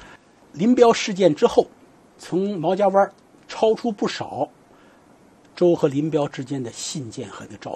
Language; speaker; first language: Chinese; native; Chinese